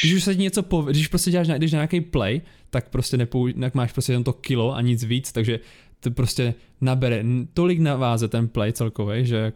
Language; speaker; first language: Czech; native; Czech